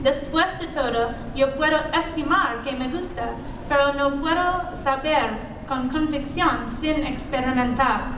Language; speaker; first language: Spanish; non-native, learner; English